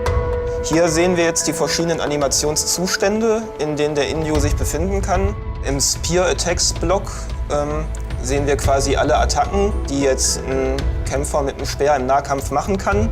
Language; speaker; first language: German; native; German